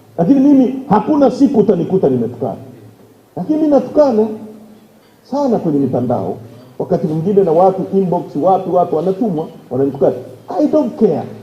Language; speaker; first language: Swahili; native; Swahili